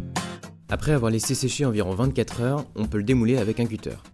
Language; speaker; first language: French; native; French